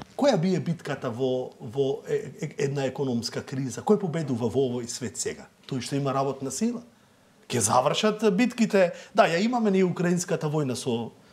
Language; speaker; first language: Macedonian; native; Macedonian